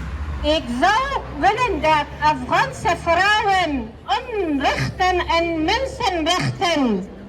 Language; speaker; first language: Dutch; non-native, fluent; Persian